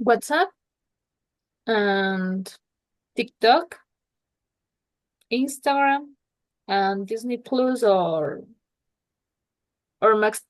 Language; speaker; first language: English; non-native, learner; Spanish